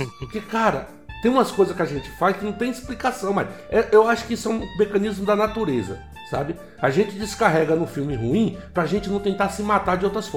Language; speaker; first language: Portuguese; native; Portuguese